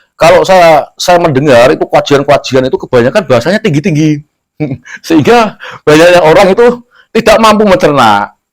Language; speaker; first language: Indonesian; non-native, local second language; Javanese